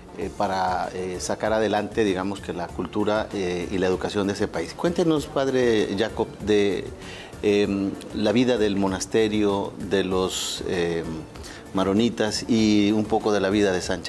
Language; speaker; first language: Spanish; native; Spanish